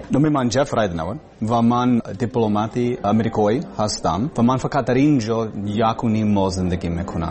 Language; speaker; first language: Persian; non-native, learner; English